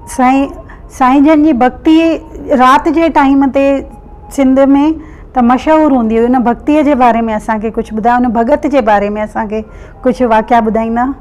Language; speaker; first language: Sindhi; early bilingual, heritage; Sindhi